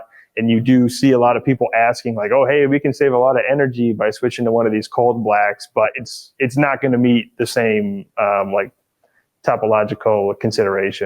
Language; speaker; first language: English; native; English